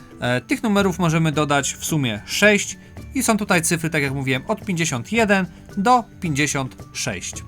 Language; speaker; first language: Polish; native; Polish